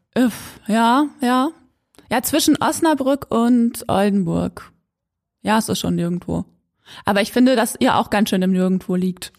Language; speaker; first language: German; native; German